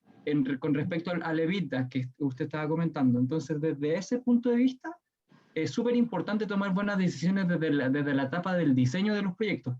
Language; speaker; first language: Spanish; native; Spanish